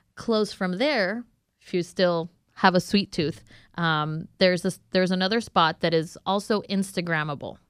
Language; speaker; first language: English; non-native, fluent; Spanish